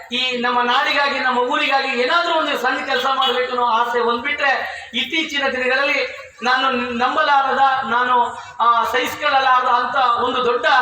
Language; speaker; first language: Kannada; native; Kannada